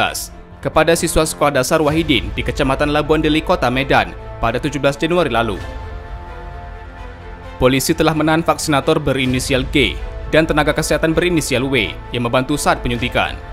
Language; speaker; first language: Indonesian; native; Indonesian